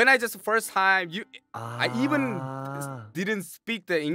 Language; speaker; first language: English; non-native, learner; Korean